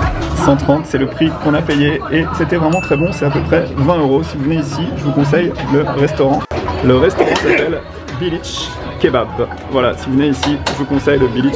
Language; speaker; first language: French; native; French